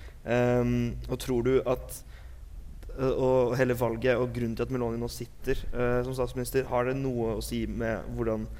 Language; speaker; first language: Norwegian; native; Norwegian